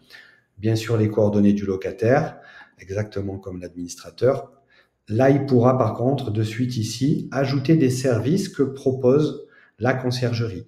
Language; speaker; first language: French; native; French